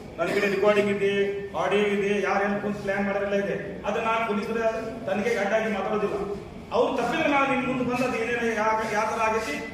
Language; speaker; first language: Kannada; non-native, local second language; Urdu